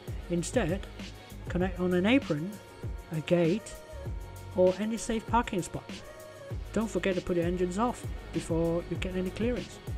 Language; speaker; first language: English; non-native, local second language; Cantonese